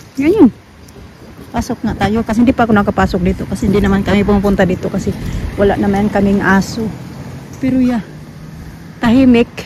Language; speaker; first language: Filipino; non-native, local second language; Cebuano